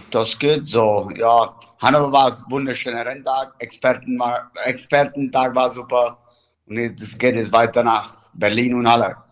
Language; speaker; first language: German; non-native, fluent; Czech